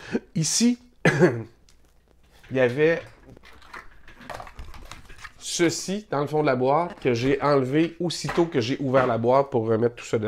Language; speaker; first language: French; native; French